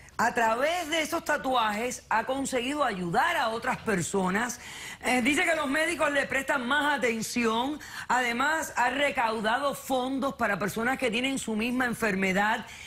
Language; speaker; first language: Spanish; native; Spanish